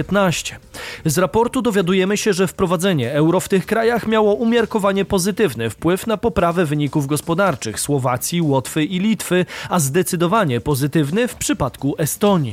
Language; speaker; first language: Polish; native; Polish